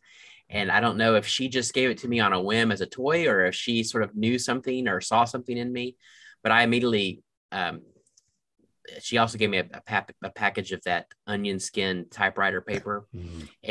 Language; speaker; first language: English; native; English